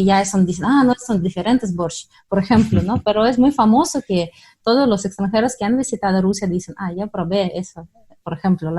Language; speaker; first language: Spanish; non-native, fluent; Russian